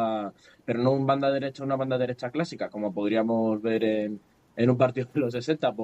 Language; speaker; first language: Spanish; native; Spanish